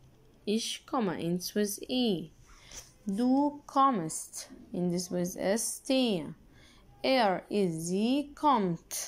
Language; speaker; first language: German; non-native, learner; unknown